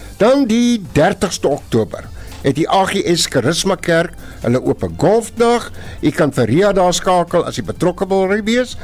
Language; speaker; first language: Afrikaans; native; Afrikaans